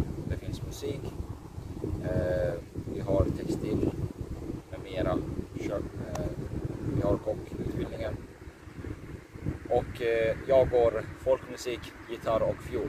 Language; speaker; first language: Swedish; early bilingual, other home language; Persian